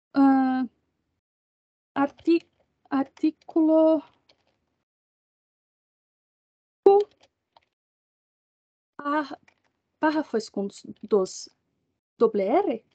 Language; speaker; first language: Spanish; non-native, learner; Portuguese